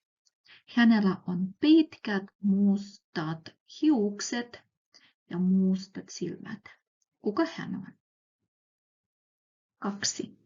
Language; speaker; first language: Finnish; non-native, fluent; Russian